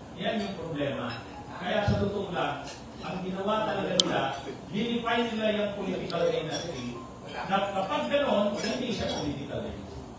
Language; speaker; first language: Filipino; non-native, local second language; Bikol